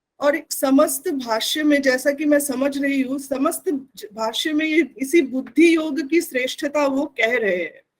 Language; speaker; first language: Hindi; non-native, local second language; Bangla